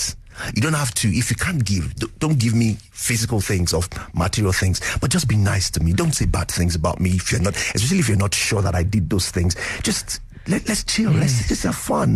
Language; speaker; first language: English; non-native, local second language; Yoruba